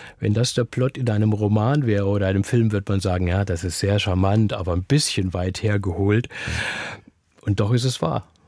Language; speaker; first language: German; native; German